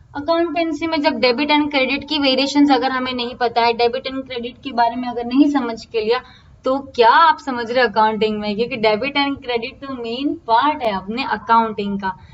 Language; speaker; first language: Hindi; non-native, local second language; Marathi